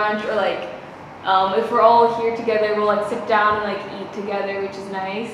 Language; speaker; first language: English; native; English